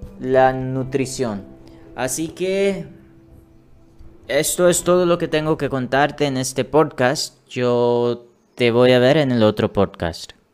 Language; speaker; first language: Spanish; non-native, learner; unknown